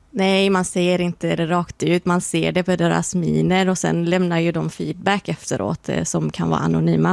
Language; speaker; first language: Swedish; early bilingual, other home language; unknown